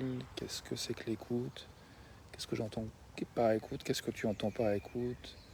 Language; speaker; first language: French; native; French